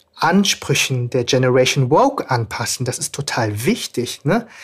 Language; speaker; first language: German; native; German